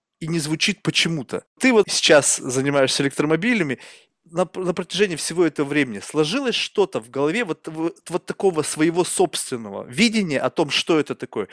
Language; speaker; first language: Russian; native; Russian